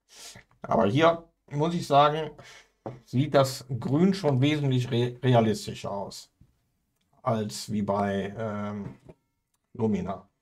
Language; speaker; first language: German; native; German